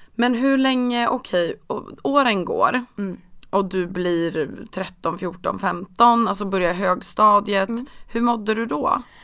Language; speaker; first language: Swedish; native; Swedish